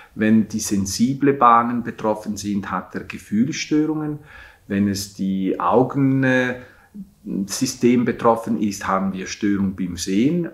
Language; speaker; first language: German; non-native, local second language; Italian